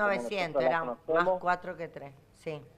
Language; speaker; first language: Spanish; native; Spanish